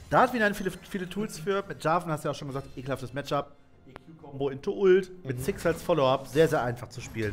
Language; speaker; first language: German; native; German